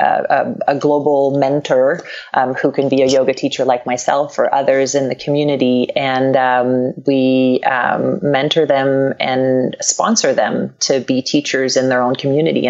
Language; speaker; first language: English; non-native, fluent; French